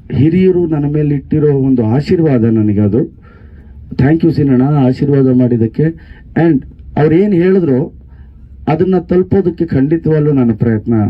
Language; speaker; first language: Kannada; native; Kannada